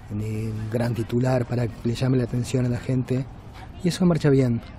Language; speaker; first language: Spanish; native; Spanish